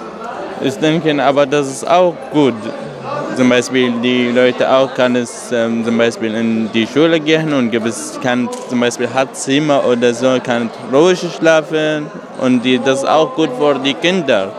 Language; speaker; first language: German; non-native, learner; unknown